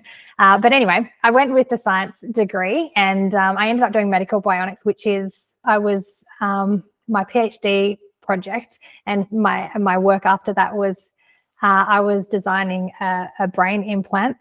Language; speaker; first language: English; native; English